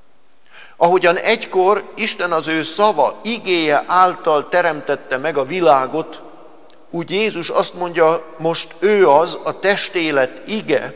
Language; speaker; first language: Hungarian; native; Hungarian